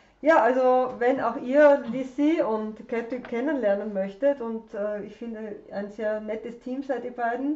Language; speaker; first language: German; native; German